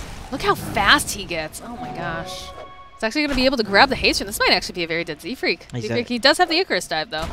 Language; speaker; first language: English; native; English